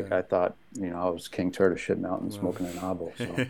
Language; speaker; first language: English; native; English